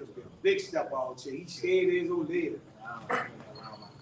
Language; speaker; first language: English; native; English